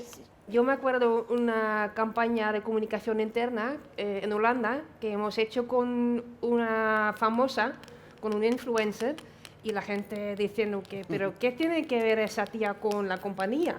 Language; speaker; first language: Spanish; non-native, fluent; Dutch